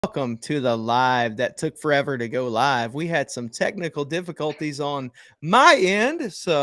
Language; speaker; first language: English; native; English